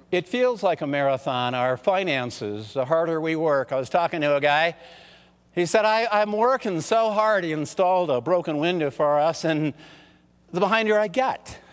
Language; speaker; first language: English; early bilingual, other home language; German